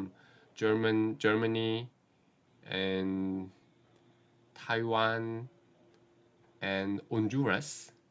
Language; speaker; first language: English; non-native, learner; Korean